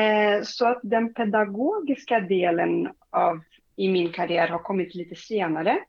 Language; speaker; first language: Swedish; non-native, fluent; Portuguese